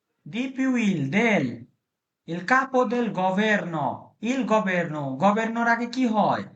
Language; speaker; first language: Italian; non-native, fluent; Bangla